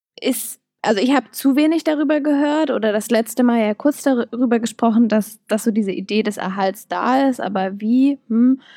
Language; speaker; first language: German; native; German